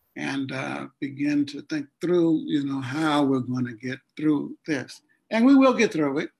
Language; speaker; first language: English; native; English